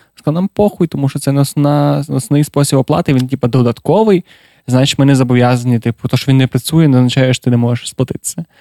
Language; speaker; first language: Ukrainian; non-native, local second language; Russian